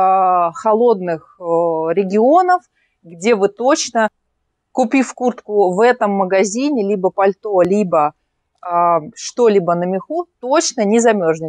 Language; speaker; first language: Russian; native; Russian